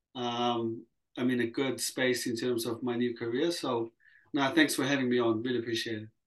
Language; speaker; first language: English; early bilingual, other home language; Samoan